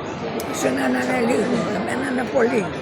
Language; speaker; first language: Greek; non-native, learner; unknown